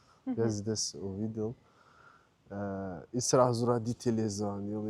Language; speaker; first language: Russian; non-native, learner; Turkish